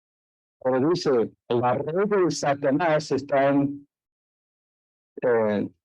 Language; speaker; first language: Spanish; non-native, fluent; English